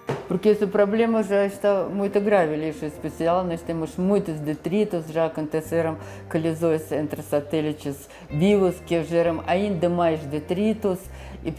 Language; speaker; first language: Portuguese; non-native, fluent; Russian